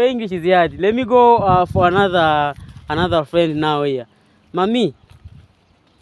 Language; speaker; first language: English; non-native, learner; Swahili